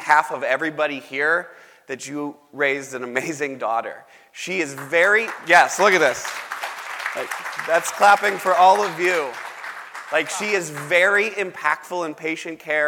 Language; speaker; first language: English; native; English